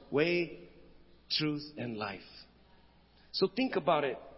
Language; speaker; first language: English; non-native, local second language; Filipino